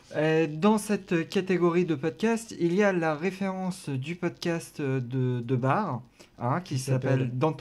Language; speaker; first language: French; native; French